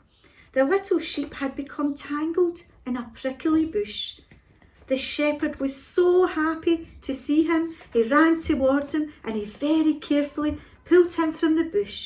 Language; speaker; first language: English; native; English